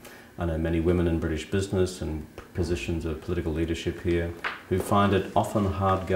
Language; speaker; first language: English; native; English